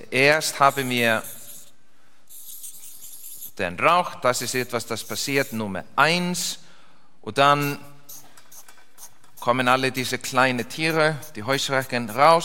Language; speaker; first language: German; non-native, learner; English